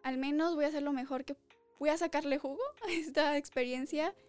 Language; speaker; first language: Spanish; early bilingual, other home language; English